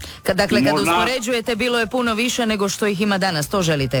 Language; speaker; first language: Serbian; native; Serbian